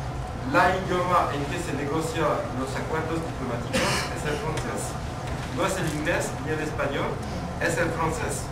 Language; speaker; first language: Spanish; non-native, fluent; French